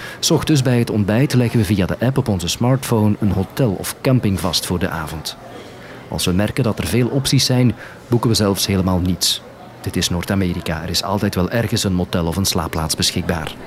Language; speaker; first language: Dutch; native; Dutch